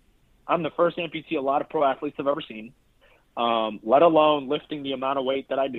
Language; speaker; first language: English; native; English